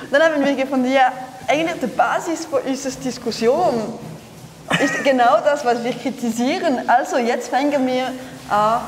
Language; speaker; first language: German; non-native, local second language; French